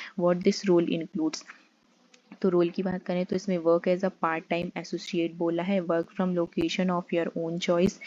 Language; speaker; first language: Hindi; native; Hindi